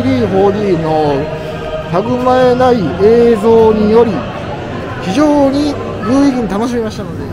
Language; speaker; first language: Japanese; native; Japanese